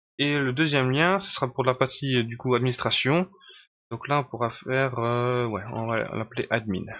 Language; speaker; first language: French; native; French